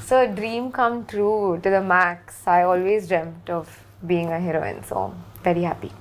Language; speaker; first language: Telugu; non-native, local second language; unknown